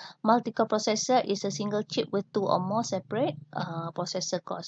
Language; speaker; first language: English; non-native, local second language; Malay